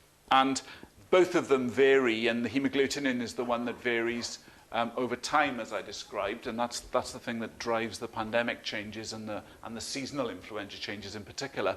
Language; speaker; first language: English; native; English